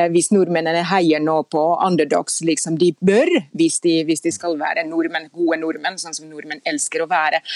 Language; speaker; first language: Norwegian; non-native, fluent; Finnish